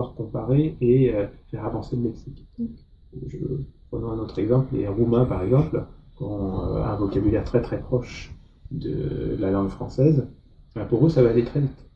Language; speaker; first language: French; native; French